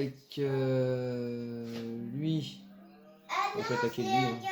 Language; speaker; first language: French; native; French